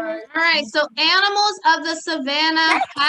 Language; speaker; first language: English; native; English